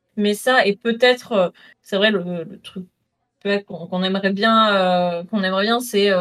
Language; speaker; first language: French; native; French